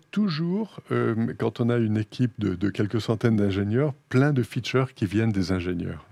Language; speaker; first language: French; native; French